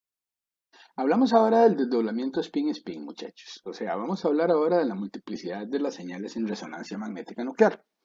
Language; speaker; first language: Spanish; native; Spanish